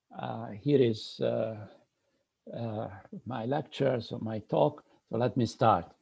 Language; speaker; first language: English; non-native, fluent; Hungarian